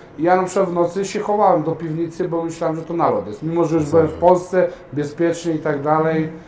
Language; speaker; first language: Polish; early bilingual, heritage; Serbian